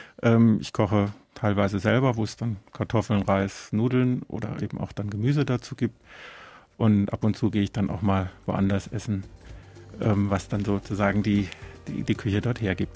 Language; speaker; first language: German; native; German